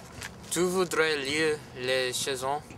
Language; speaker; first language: French; non-native, learner; English